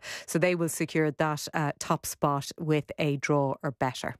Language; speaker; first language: English; native; English